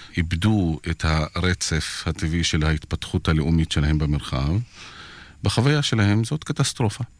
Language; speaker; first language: Hebrew; non-native, local second language; Arabic